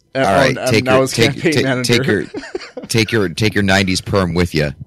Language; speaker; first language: English; native; English